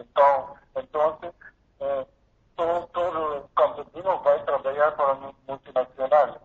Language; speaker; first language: Spanish; non-native, learner; Portuguese